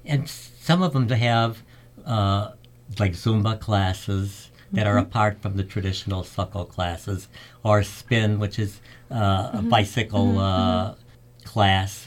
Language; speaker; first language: English; early bilingual, other home language; Czech